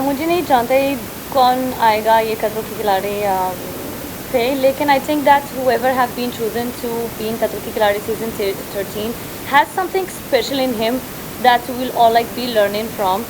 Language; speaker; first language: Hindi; non-native, learner; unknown